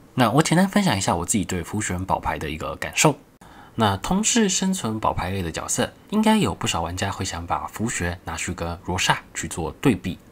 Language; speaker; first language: Chinese; native; Chinese